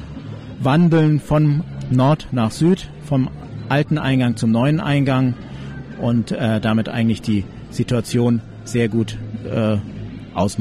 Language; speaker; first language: German; native; German